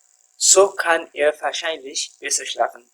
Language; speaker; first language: German; non-native, fluent; Tigrinya